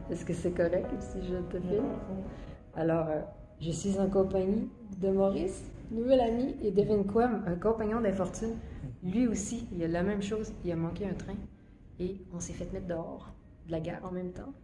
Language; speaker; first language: French; native; French